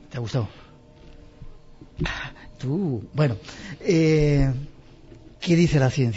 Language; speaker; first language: Spanish; native; Spanish